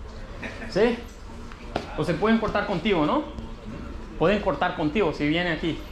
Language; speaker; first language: Spanish; non-native, fluent; Portuguese